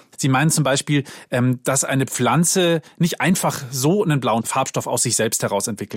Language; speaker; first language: German; native; German